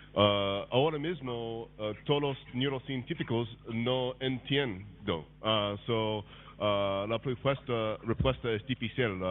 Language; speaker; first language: Spanish; non-native, learner; English